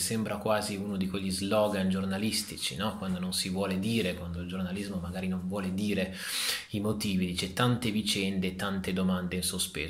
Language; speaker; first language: Italian; native; Italian